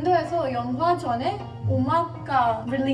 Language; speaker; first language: Korean; non-native, learner; Hindi